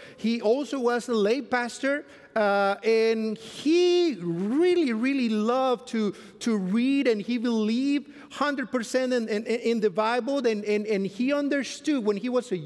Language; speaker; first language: English; non-native, fluent; Spanish